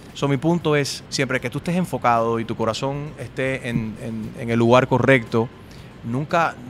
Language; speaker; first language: Spanish; early bilingual, heritage; Spanish